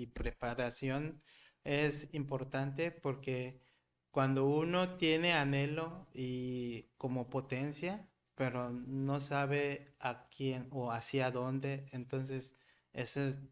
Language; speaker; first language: Spanish; non-native, learner; Korean